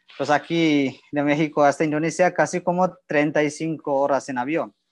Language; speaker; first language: Spanish; non-native, learner; Indonesian